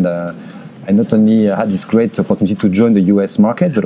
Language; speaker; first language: English; non-native, fluent; French